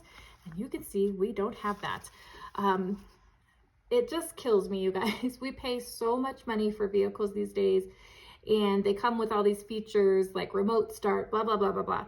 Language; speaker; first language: English; native; English